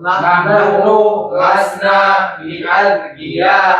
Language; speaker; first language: Arabic; non-native, learner; Indonesian